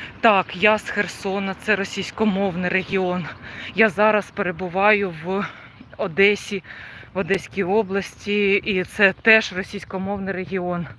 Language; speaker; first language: Ukrainian; non-native, local second language; Russian